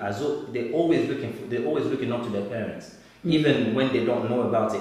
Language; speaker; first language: English; non-native, fluent; Lingala